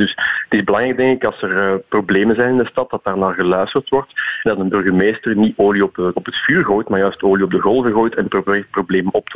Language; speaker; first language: Dutch; native; Dutch